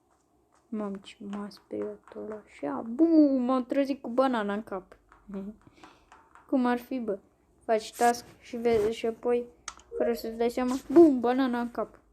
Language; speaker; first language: Romanian; native; Romanian